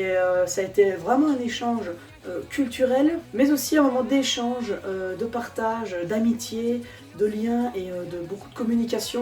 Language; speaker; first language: French; native; French